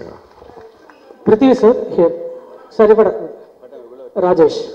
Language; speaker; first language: Tamil; native; Tamil